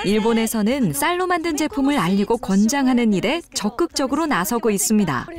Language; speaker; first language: Korean; native; Korean